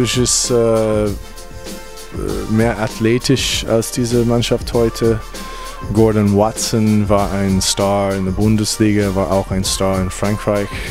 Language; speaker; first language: German; non-native, fluent; English